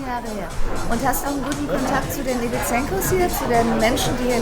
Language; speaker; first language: German; native; German